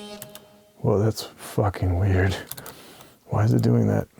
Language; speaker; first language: English; non-native, fluent; Dutch